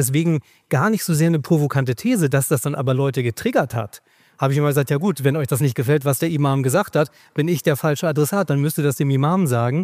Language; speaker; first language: German; native; German